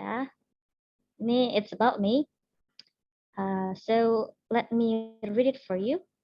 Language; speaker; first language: English; non-native, learner; Indonesian